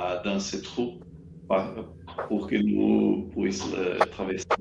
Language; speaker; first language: French; non-native, learner; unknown